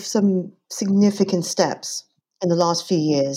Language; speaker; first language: English; non-native, local second language; Cantonese